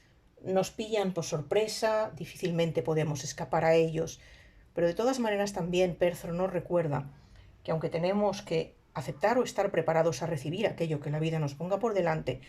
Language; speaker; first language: Spanish; native; Spanish